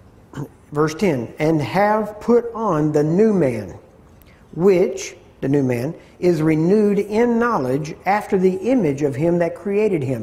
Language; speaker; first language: English; native; English